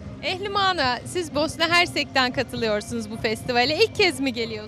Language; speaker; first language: Turkish; native; Turkish